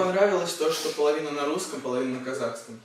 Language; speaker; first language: Russian; native; Russian